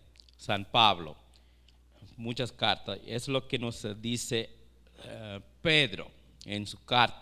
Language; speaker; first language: Spanish; non-native, fluent; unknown